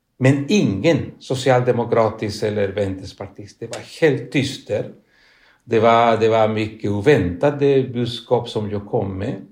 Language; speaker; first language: Swedish; non-native, fluent; Spanish